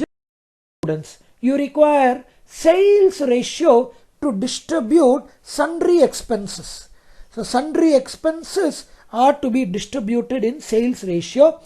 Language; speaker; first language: English; non-native, local second language; Kannada